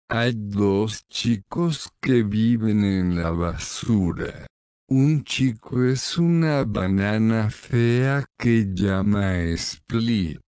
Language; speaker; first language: Spanish; non-native, learner; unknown